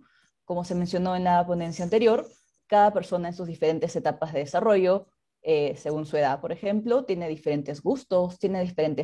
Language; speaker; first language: Spanish; native; Spanish